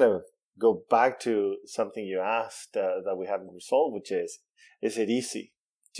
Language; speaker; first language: English; non-native, fluent; Spanish